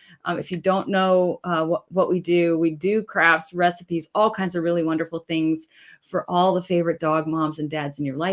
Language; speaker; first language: English; native; English